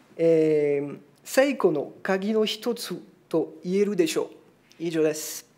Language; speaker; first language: Japanese; non-native, fluent; French